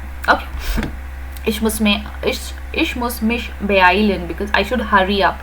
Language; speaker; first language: German; non-native, fluent; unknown